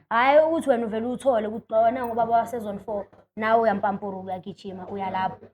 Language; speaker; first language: Zulu; non-native, local second language; Swati